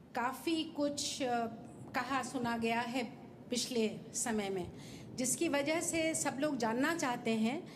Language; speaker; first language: Hindi; native; Hindi